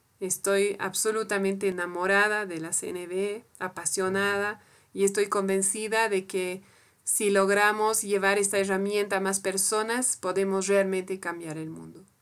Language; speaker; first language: Spanish; non-native, fluent; French